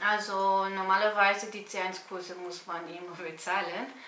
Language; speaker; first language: German; non-native, fluent; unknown